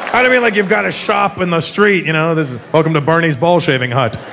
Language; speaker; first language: English; native; English